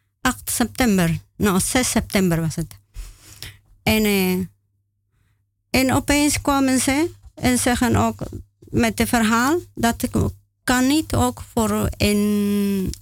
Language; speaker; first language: Dutch; non-native, learner; Spanish